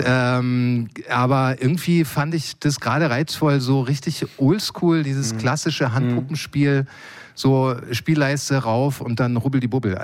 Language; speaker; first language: German; native; German